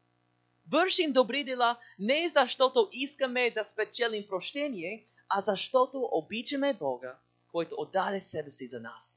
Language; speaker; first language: Bulgarian; non-native, learner; English